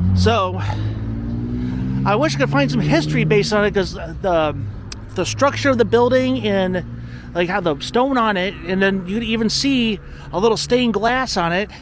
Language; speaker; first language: English; native; English